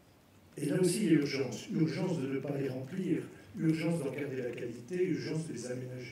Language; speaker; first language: French; native; French